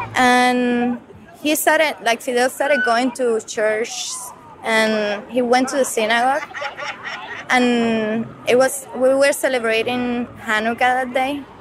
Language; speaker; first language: English; non-native, fluent; Spanish